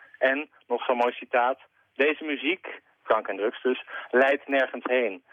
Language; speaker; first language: Dutch; native; Dutch